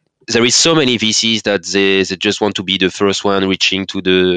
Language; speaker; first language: English; non-native, fluent; French